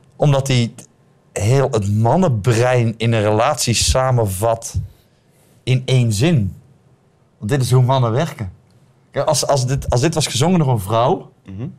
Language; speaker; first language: Dutch; native; Dutch